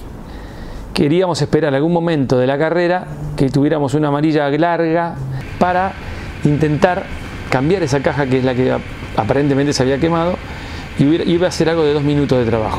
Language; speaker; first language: Spanish; native; Spanish